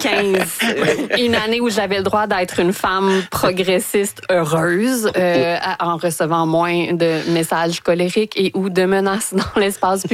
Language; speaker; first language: French; native; French